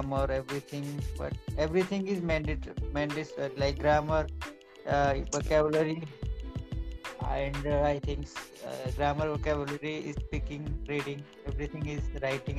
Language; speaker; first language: English; non-native, local second language; Marathi